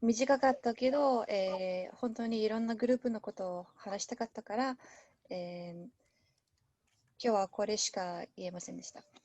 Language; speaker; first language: Japanese; non-native, learner; English